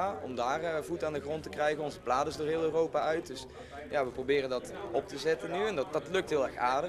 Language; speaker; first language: Dutch; native; Dutch